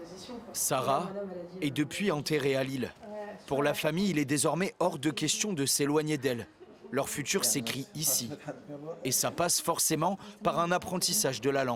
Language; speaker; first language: French; native; French